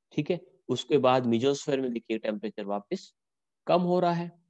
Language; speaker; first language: Hindi; native; Hindi